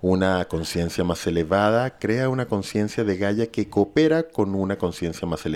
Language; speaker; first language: Spanish; native; Spanish